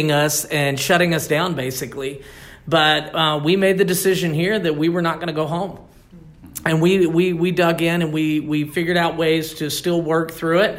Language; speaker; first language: English; native; English